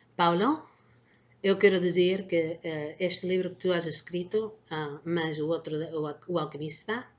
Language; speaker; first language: Portuguese; non-native, learner; Spanish